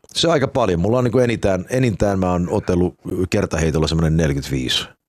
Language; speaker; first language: Finnish; early bilingual, heritage; Finnish